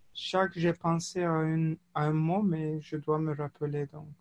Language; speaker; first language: French; non-native, fluent; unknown